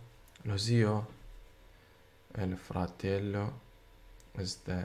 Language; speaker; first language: Italian; non-native, learner; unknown